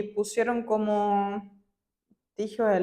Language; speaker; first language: Spanish; non-native, fluent; German